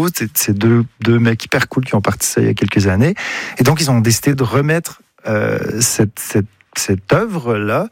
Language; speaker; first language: French; native; French